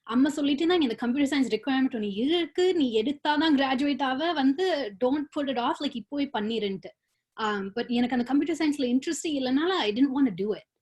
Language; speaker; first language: Tamil; early bilingual, other home language; English